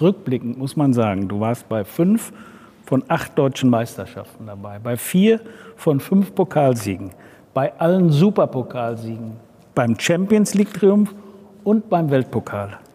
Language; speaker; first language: German; native; German